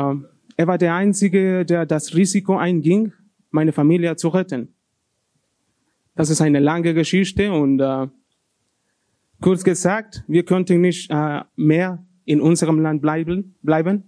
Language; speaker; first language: German; non-native, learner; Spanish